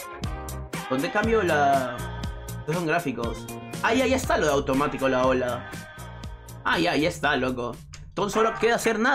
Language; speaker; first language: Spanish; native; Spanish